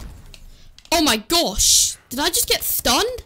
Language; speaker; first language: English; native; English